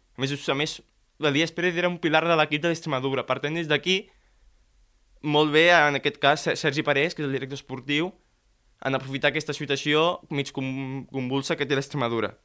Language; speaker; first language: Catalan; native; Catalan